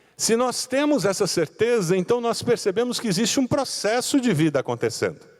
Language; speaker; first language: Portuguese; native; Portuguese